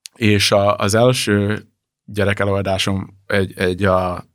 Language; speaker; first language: Hungarian; non-native, fluent; English